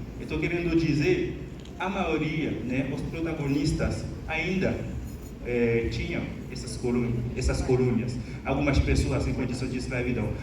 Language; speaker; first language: Portuguese; non-native, fluent; Haitian Creole